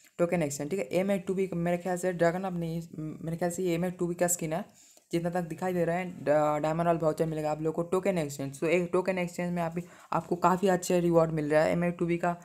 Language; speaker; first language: Hindi; non-native, local second language; Bangla